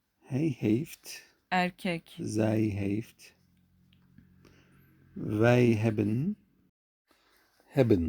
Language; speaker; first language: Dutch; non-native, learner; Turkish